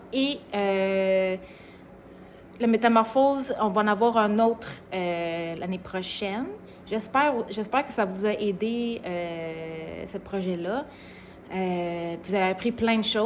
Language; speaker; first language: French; native; French